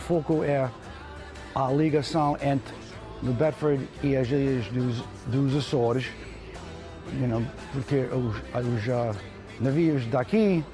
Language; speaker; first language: Portuguese; non-native, learner; English